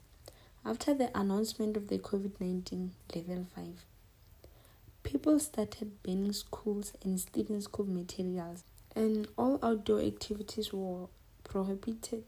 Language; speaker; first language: English; non-native, local second language; Northern Sotho